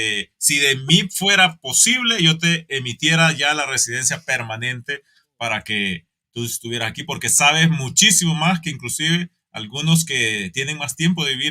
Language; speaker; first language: Spanish; native; Spanish